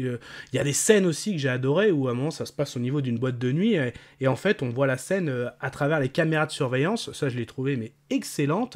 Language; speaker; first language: French; native; French